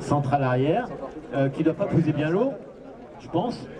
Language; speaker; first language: French; native; French